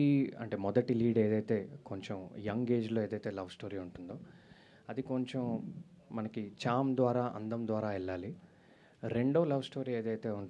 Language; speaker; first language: Telugu; native; Telugu